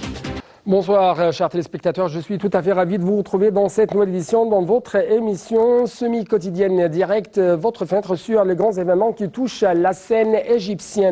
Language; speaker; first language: French; non-native, fluent; Arabic